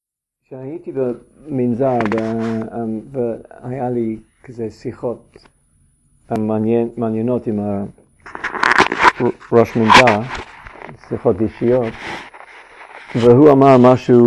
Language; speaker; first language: Hebrew; non-native, fluent; English